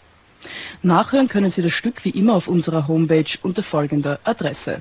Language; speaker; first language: German; native; German